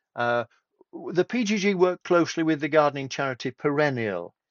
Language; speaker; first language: English; native; English